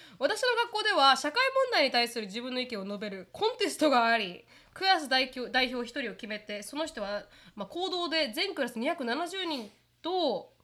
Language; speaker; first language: Japanese; native; Japanese